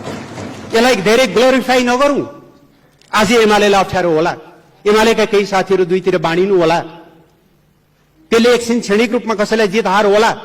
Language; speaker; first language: Nepali; native; Nepali